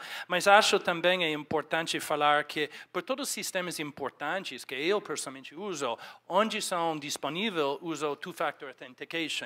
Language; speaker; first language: Portuguese; non-native, fluent; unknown